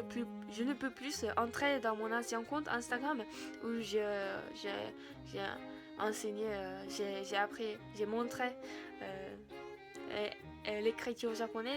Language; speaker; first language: French; non-native, learner; Japanese